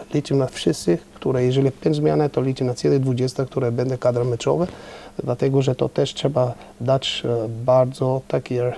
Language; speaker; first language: Polish; non-native, fluent; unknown